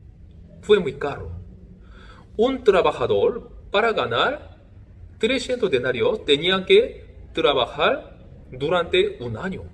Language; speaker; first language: Spanish; non-native, fluent; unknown